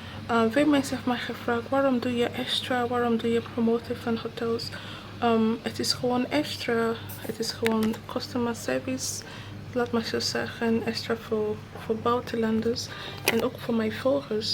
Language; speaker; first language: Dutch; non-native, learner; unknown